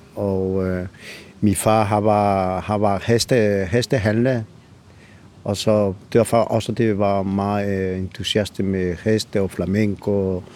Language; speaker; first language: Danish; non-native, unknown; Spanish